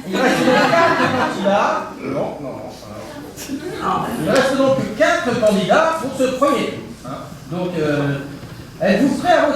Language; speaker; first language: French; native; French